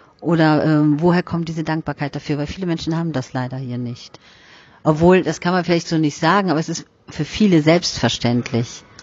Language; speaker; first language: German; native; German